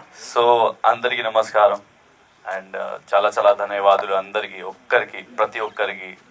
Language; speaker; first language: Telugu; non-native, learner; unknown